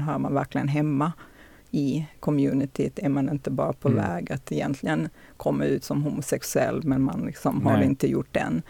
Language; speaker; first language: Swedish; native; Swedish